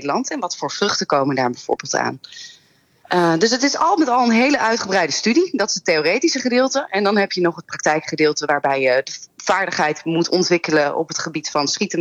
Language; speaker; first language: Dutch; native; Dutch